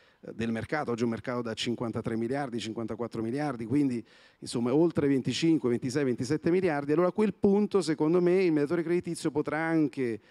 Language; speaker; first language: Italian; native; Italian